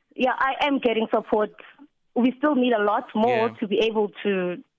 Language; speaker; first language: English; non-native, local second language; Southern Sotho